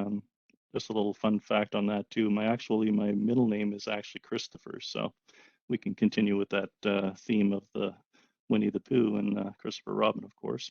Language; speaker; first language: English; native; English